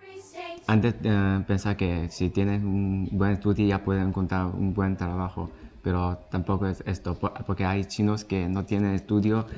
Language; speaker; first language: Spanish; non-native, learner; Chinese